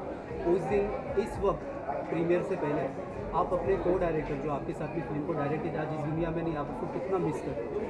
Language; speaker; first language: Hindi; native; Hindi